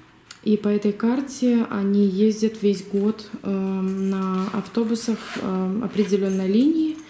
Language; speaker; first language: Russian; native; Russian